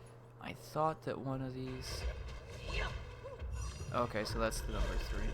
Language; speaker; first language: English; native; English